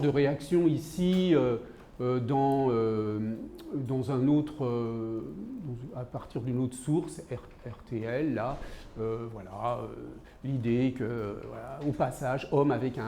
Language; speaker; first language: French; native; French